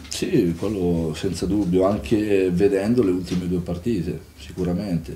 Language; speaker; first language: Italian; native; Italian